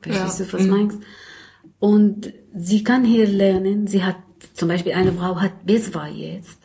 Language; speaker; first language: German; non-native, learner; Arabic